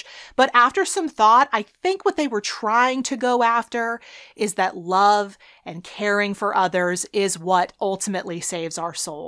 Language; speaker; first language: English; native; English